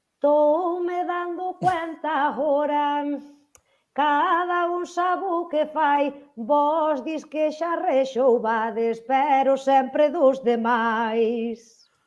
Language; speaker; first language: Galician; native; Galician